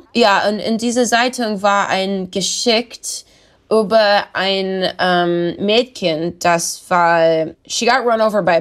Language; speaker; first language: German; non-native, learner; English